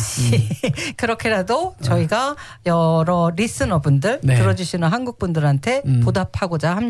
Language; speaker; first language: Korean; native; Korean